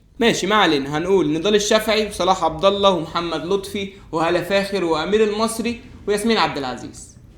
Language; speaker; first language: Egyptian Arabic; native; Egyptian Arabic